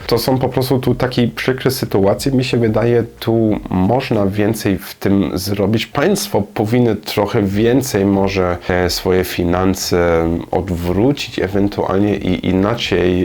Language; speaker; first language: Polish; non-native, learner; German